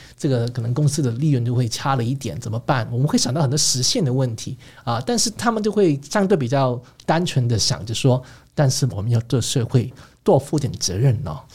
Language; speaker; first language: Chinese; non-native, local second language; Cantonese